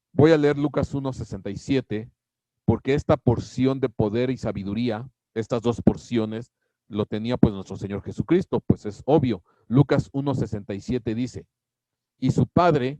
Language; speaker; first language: Spanish; native; Spanish